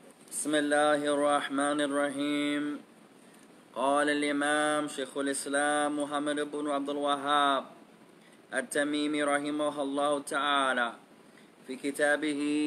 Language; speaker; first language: Arabic; non-native, fluent; English